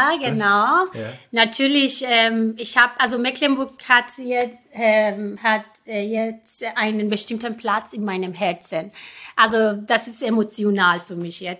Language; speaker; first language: German; non-native, fluent; Persian